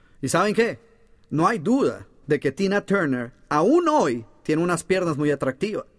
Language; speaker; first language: Spanish; native; Spanish